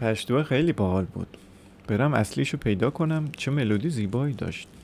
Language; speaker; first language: Persian; native; Persian